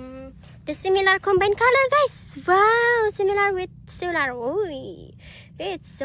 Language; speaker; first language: English; non-native, learner; Indonesian